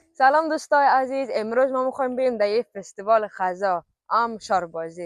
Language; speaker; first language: Persian; early bilingual, heritage; Persian